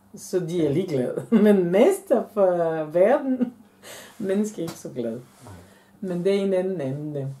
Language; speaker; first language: Danish; non-native, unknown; Bulgarian